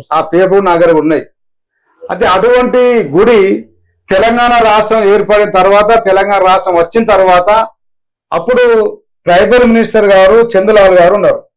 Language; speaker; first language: Telugu; non-native, local second language; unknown